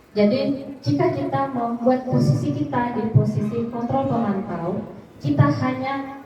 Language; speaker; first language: Indonesian; native; Indonesian